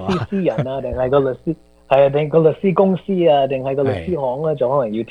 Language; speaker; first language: Chinese; early bilingual, heritage; Cantonese